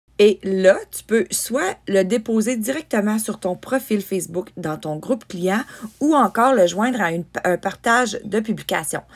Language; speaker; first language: French; native; French